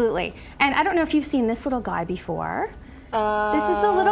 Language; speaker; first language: English; native; English